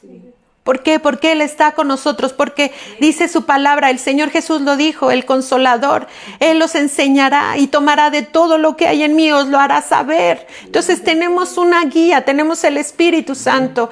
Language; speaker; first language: Spanish; native; Spanish